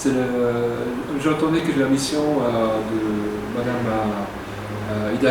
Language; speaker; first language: French; non-native, fluent; Japanese